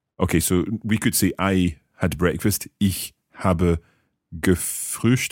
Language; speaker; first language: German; non-native, learner; English